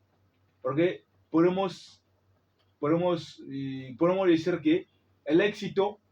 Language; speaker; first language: Spanish; non-native, learner; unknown